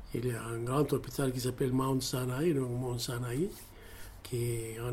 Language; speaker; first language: French; non-native, fluent; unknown